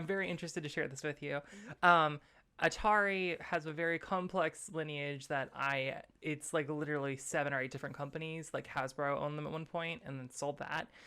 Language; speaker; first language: English; native; English